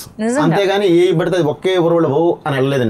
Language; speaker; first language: Telugu; native; Telugu